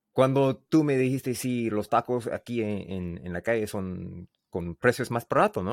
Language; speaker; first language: Spanish; non-native, learner; English